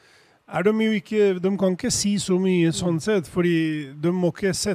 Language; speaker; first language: Swedish; non-native, fluent; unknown